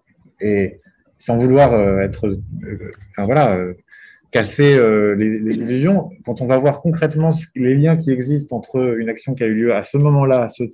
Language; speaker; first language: French; native; French